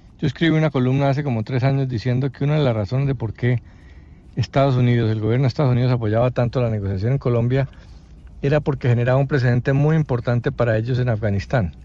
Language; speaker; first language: Spanish; native; Spanish